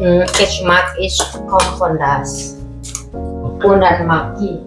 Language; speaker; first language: German; non-native, learner; Thai